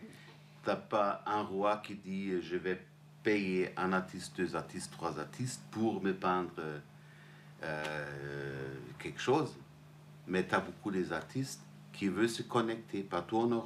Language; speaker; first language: French; non-native, fluent; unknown